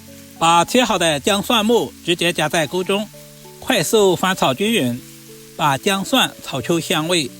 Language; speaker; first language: Chinese; native; Chinese